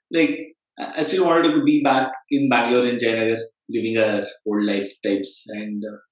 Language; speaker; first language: English; non-native, local second language; Kannada